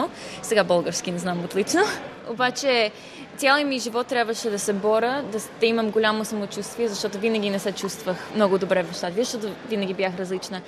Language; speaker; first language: Bulgarian; early bilingual, heritage; Bulgarian